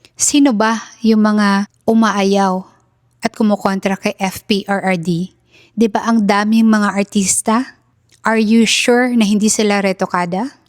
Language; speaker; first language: Filipino; native; Filipino